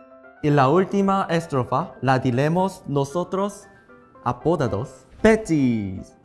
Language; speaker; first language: Spanish; non-native, learner; Korean